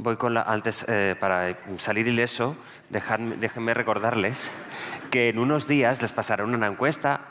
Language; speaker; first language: Spanish; native; Spanish